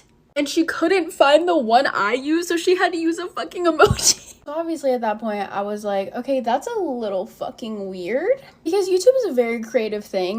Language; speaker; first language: English; native; English